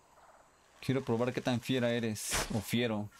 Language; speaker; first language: Spanish; native; Spanish